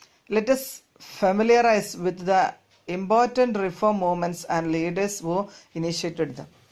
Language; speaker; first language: English; non-native, local second language; Malayalam